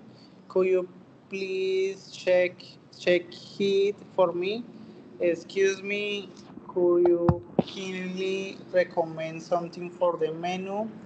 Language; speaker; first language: English; non-native, learner; Spanish